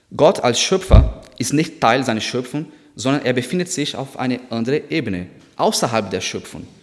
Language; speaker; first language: German; non-native, fluent; Portuguese